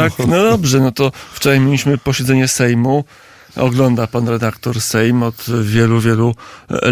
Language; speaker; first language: Polish; native; Polish